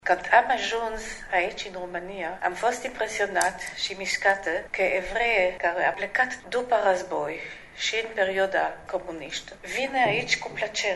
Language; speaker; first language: Romanian; non-native, learner; Hebrew